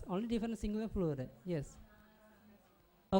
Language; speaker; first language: English; non-native, learner; Sinhala